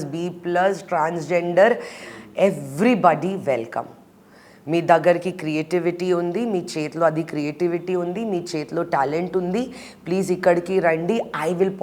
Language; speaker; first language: Telugu; non-native, learner; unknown